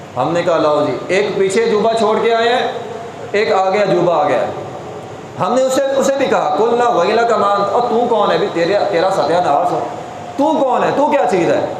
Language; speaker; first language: Urdu; non-native, local second language; Punjabi